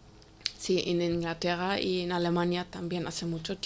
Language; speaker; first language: Spanish; non-native, fluent; German